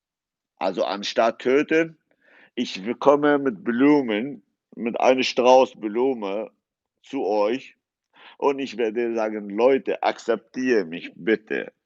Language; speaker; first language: German; non-native, fluent; Kurdish